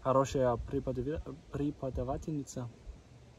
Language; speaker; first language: Russian; non-native, learner; German